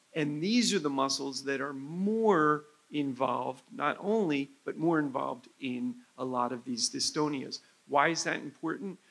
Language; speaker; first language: English; native; English